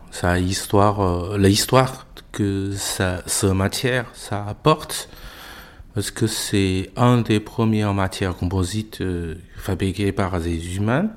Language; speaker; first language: French; non-native, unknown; Chinese